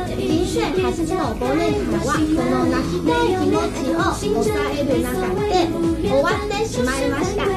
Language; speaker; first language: Japanese; non-native, learner; Chinese